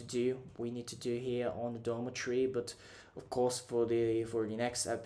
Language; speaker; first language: English; non-native, fluent; Czech